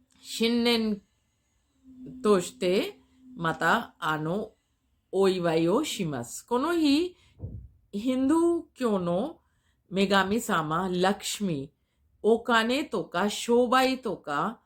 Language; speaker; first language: Japanese; non-native, fluent; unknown